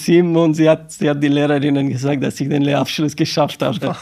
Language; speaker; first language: German; non-native, learner; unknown